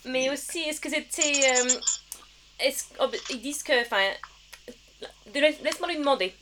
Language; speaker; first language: French; early bilingual, heritage; French